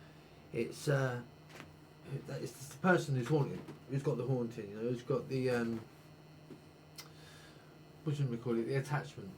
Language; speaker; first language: English; native; English